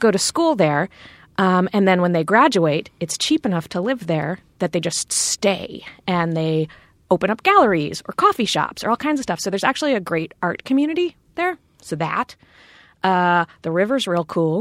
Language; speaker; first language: English; native; English